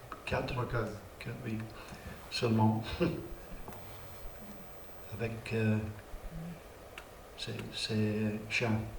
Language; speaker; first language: French; non-native, learner; English